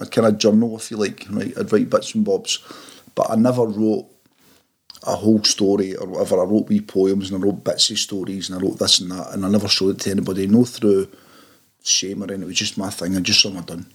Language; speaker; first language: English; native; English